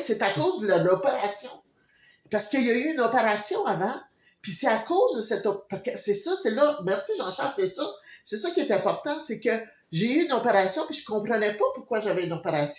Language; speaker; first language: French; native; French